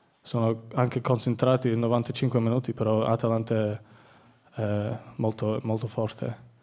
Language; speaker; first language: Italian; non-native, learner; English